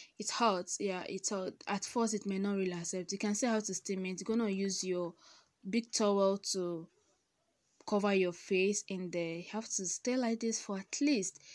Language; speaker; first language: English; non-native, local second language; Igbo